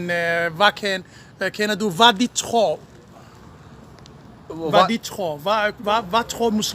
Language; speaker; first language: Danish; non-native, fluent; Somali